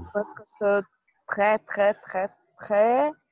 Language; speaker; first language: French; non-native, learner; Portuguese